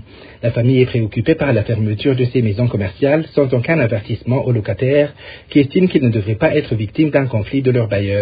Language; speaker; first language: French; non-native, local second language; Rundi